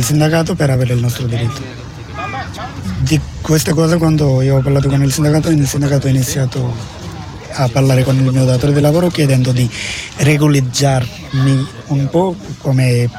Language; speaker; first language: Italian; non-native, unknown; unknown